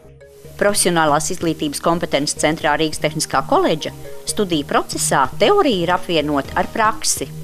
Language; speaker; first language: Latvian; native; Latvian